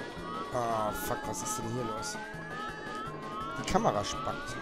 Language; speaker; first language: German; native; German